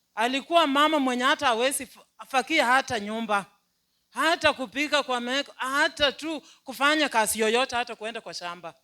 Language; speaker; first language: Swahili; non-native, local second language; Luyia